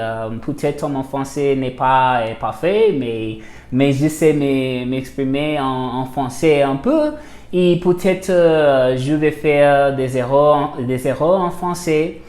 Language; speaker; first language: French; non-native, learner; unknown